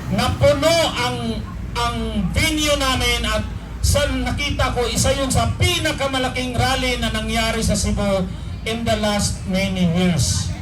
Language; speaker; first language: Filipino; non-native, local second language; Cebuano